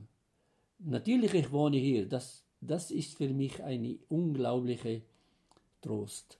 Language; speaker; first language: German; non-native, fluent; Arabic